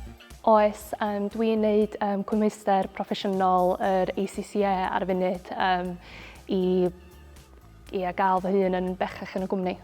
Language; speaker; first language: Welsh; native; Welsh